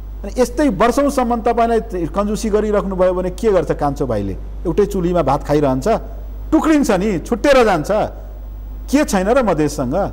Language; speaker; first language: Nepali; non-native, local second language; Maithili